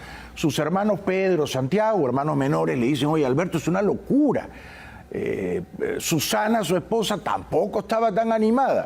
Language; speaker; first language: Spanish; native; Spanish